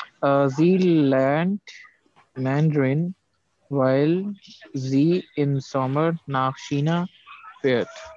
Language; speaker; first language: German; non-native, learner; Urdu